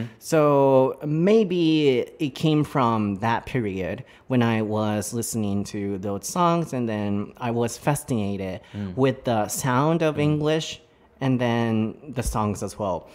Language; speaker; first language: English; non-native, fluent; Japanese